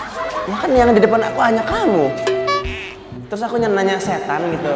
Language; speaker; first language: Indonesian; native; Indonesian